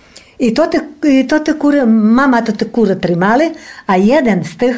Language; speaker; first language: Polish; non-native, local second language; Rusyn